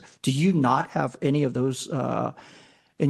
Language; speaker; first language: English; non-native, fluent; French